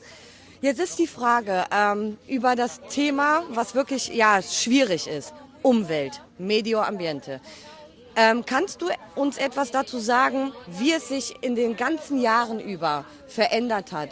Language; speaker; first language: German; native; German